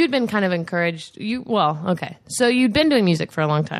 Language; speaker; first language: English; native; English